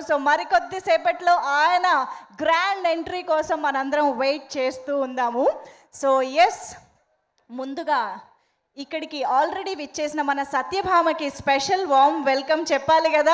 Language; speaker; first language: Telugu; native; Telugu